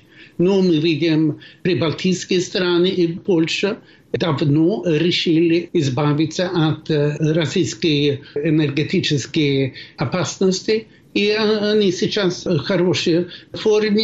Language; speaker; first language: Russian; non-native, fluent; Swedish